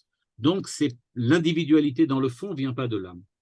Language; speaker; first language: French; native; French